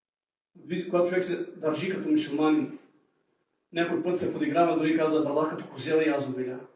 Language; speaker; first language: Bulgarian; native; Bulgarian